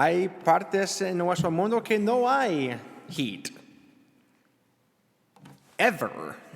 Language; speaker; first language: Spanish; non-native, learner; English